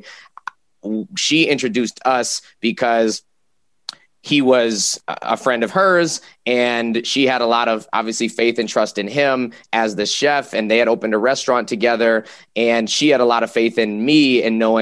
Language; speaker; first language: English; native; English